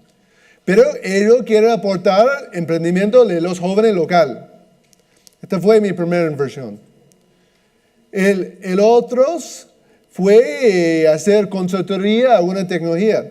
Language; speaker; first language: Spanish; non-native, fluent; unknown